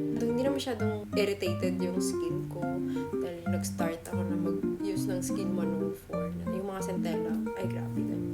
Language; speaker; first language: Filipino; non-native, local second language; Hiligaynon